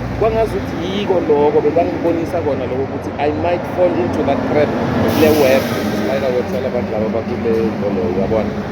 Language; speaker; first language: Zulu; native; Zulu